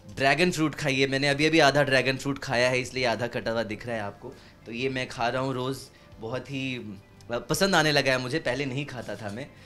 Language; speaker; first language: Hindi; native; Hindi